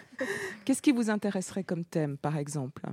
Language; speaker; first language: French; native; French